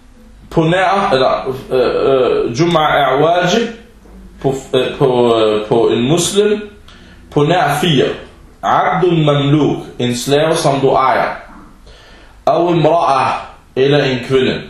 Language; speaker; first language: Danish; non-native, fluent; Arabic